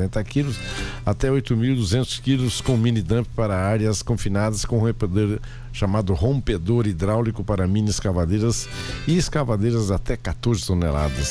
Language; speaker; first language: Portuguese; native; Portuguese